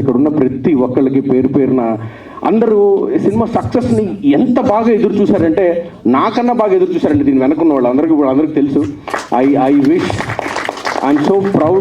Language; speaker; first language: Telugu; native; Telugu